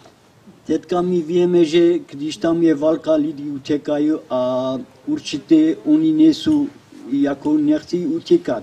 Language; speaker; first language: Czech; non-native, learner; Kurdish